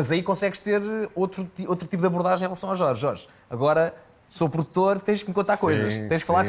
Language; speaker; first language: Portuguese; native; Portuguese